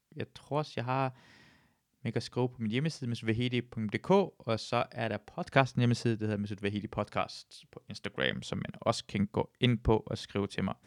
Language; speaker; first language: Danish; early bilingual, other home language; Persian